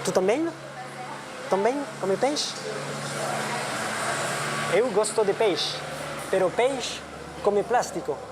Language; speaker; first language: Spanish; non-native, learner; French